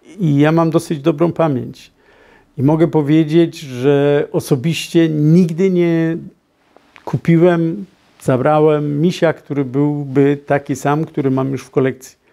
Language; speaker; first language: Polish; native; Polish